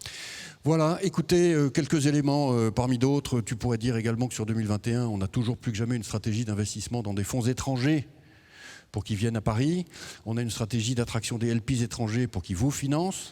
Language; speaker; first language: French; native; French